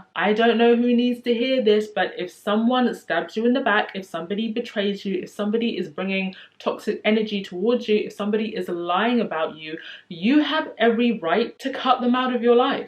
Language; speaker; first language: English; native; English